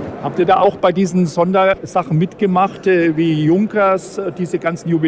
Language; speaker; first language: German; native; German